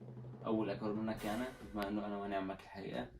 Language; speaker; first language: Arabic; native; Arabic